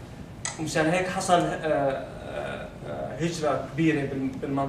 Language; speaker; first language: Arabic; native; Arabic